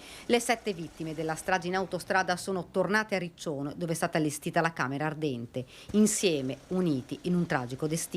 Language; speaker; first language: Italian; native; Italian